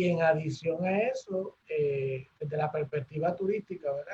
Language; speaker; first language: Spanish; native; Spanish